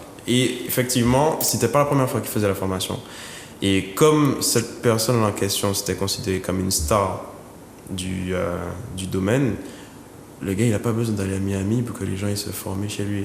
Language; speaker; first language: French; native; French